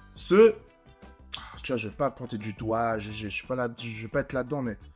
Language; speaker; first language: French; native; French